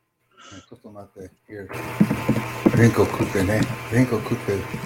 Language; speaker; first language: Japanese; non-native, learner; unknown